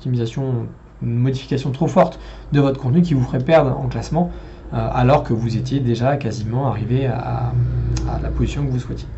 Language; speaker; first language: French; native; French